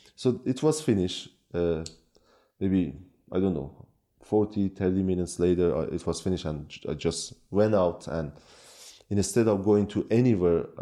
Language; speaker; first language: English; non-native, fluent; Kurdish